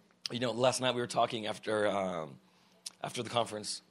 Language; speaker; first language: English; early bilingual, other home language; Russian